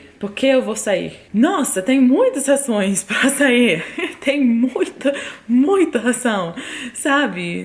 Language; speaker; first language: Portuguese; non-native, fluent; English